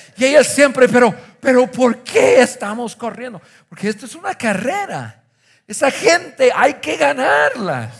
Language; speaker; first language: Spanish; non-native, fluent; English